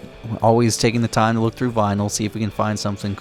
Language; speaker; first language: English; native; English